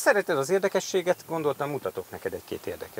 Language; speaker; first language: Hungarian; native; Hungarian